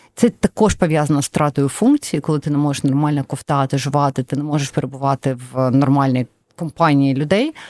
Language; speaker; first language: Ukrainian; non-native, local second language; Russian